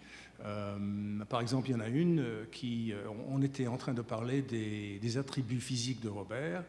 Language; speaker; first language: French; native; French